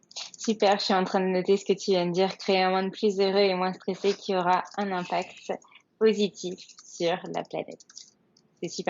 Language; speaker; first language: French; native; French